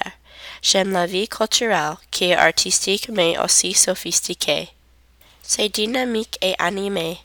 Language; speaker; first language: French; non-native, learner; English